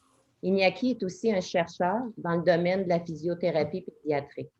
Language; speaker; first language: French; native; French